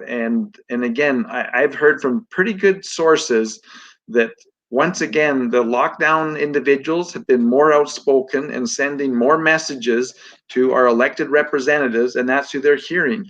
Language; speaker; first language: English; native; English